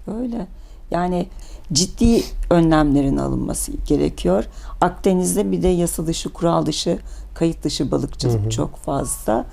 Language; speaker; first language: Turkish; native; Turkish